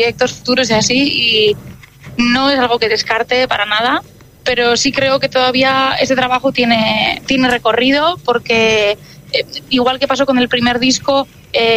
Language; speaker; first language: Spanish; non-native, local second language; Basque